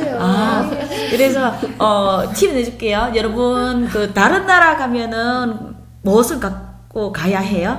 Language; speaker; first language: Korean; non-native, fluent; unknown